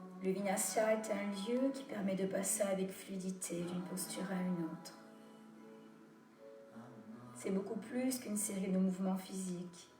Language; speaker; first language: French; native; French